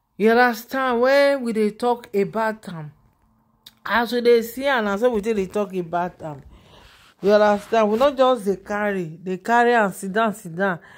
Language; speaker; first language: Nigerian Pidgin; non-native, local second language; Yoruba